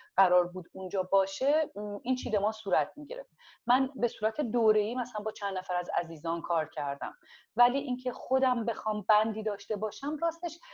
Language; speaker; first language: Persian; non-native, local second language; Azerbaijani